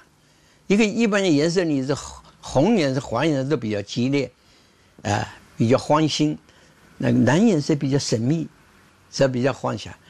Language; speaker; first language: Chinese; native; Chinese